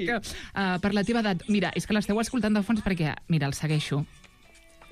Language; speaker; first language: Catalan; native; Catalan